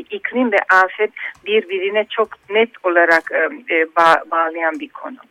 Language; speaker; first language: Turkish; non-native, fluent; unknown